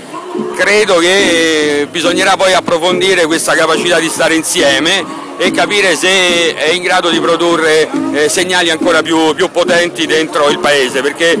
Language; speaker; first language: Italian; native; Italian